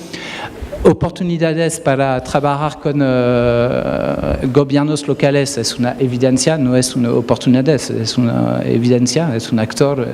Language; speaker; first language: Spanish; non-native, fluent; French